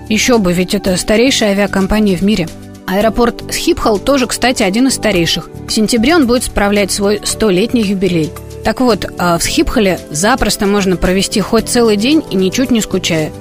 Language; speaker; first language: Russian; native; Russian